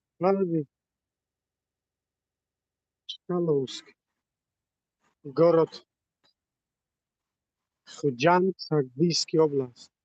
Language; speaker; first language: Russian; non-native, learner; Tajik